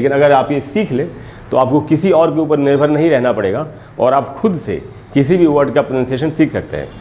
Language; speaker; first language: Hindi; native; Hindi